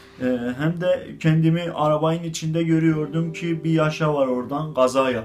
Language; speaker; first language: Turkish; non-native, learner; Azerbaijani